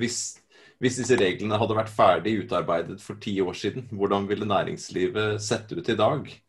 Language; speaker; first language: Norwegian; native; Norwegian